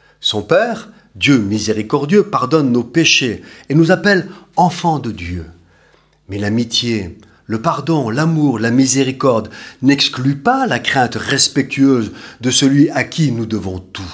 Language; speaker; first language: French; native; French